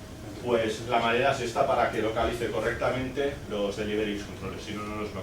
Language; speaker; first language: Spanish; native; Spanish